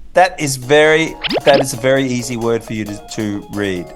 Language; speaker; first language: English; native; English